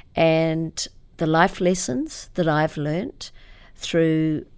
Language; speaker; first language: English; native; English